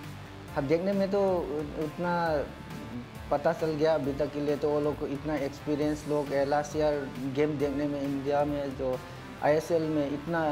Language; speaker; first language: Hindi; non-native, local second language; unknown